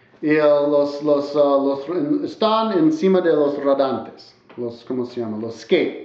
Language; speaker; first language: Spanish; non-native, learner; English